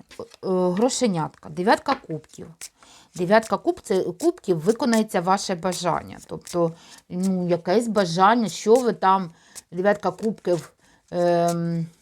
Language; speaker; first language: Ukrainian; non-native, local second language; Russian